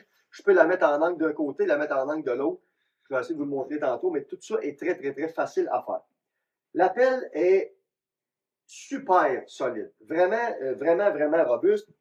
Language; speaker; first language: French; native; French